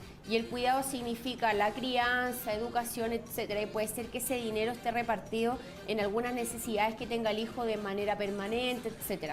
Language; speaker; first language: Spanish; native; Spanish